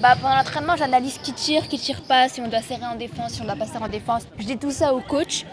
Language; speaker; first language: French; native; French